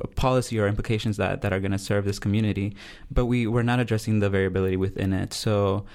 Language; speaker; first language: English; early bilingual, other home language; Spanish